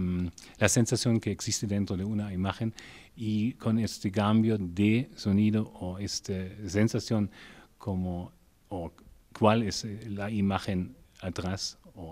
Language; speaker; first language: Spanish; non-native, learner; German